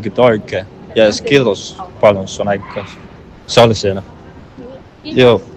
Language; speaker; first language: Finnish; non-native, learner; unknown